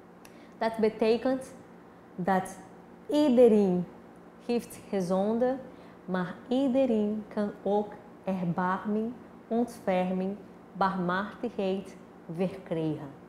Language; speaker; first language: Dutch; non-native, fluent; Portuguese